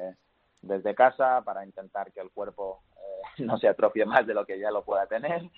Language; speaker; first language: Spanish; native; Spanish